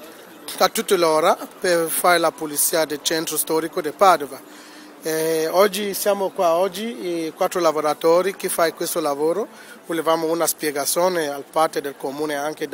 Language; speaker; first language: Italian; non-native, fluent; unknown